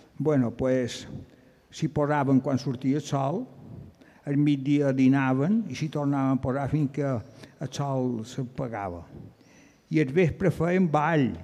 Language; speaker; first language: Catalan; native; Catalan